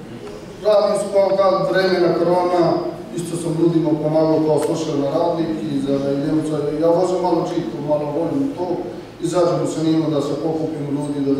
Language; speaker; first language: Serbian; non-native, learner; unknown